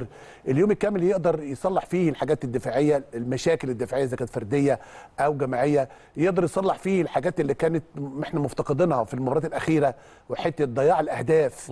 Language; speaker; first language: Arabic; native; Arabic